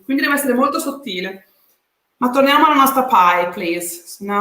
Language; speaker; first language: Italian; native; Italian